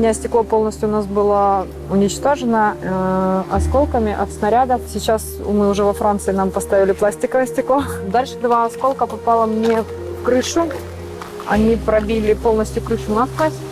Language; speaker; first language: Russian; native; Russian